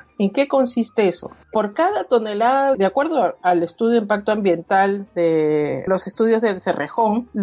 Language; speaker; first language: Spanish; native; Spanish